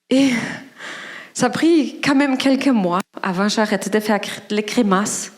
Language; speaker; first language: French; non-native, fluent; German